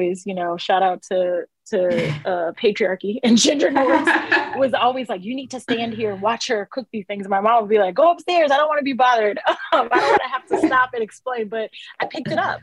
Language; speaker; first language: English; early bilingual, other home language; Akan